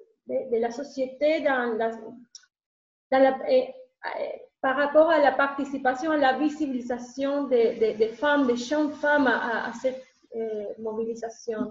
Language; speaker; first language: French; non-native, learner; Spanish